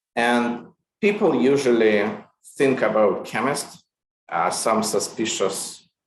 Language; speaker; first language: English; non-native, fluent; Ukrainian